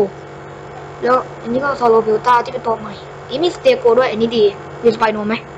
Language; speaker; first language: Thai; native; Thai